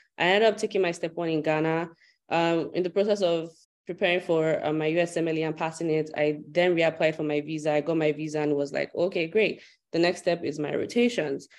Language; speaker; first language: English; non-native, local second language; Yoruba